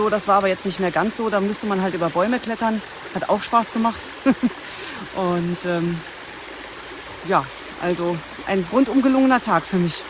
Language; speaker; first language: German; native; German